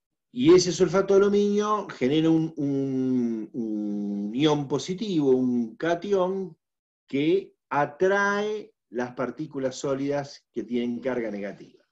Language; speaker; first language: Spanish; native; Spanish